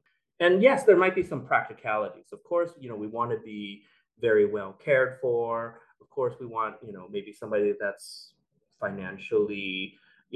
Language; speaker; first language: English; native; English